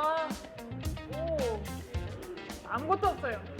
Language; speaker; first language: Korean; non-native, fluent; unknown